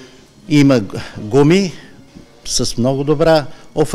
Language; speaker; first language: Bulgarian; native; Bulgarian